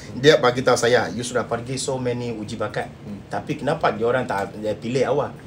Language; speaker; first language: Malay; non-native, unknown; Yoruba